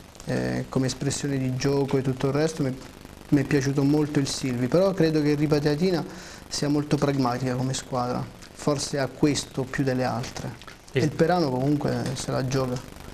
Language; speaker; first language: Italian; native; Italian